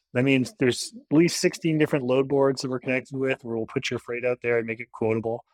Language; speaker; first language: English; native; English